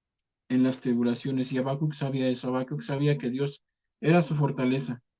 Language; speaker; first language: Spanish; native; Spanish